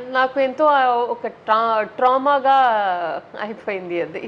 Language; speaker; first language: Telugu; non-native, local second language; Tamil